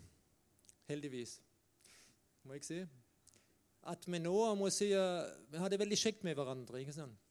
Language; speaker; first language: Norwegian; non-native, fluent; German